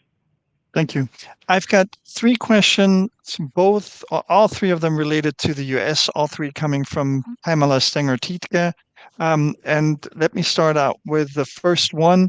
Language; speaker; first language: English; non-native, fluent; German